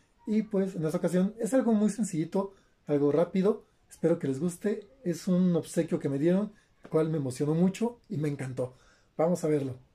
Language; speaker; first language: Spanish; native; Spanish